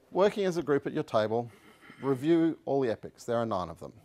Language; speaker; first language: English; native; English